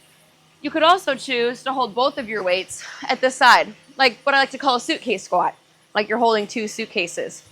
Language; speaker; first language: English; native; English